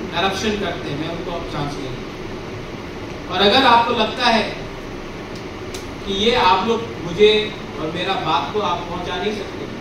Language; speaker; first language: Hindi; non-native, local second language; Bangla